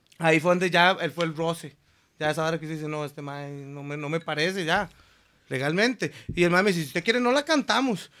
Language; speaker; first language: Spanish; native; Spanish